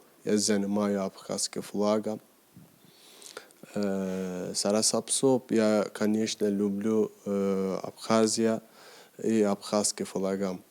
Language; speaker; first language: Russian; non-native, learner; Turkish